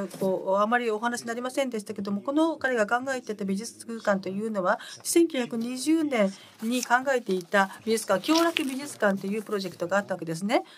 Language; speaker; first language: Japanese; non-native, fluent; French